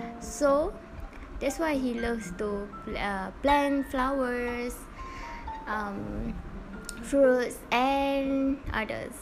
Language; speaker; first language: English; non-native, learner; Malay